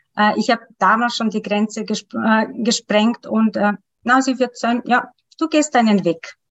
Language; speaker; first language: German; non-native, fluent; Macedonian